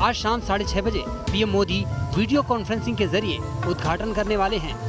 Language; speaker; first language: Hindi; native; Hindi